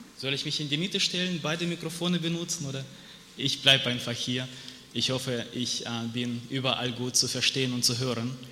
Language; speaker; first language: German; non-native, fluent; Russian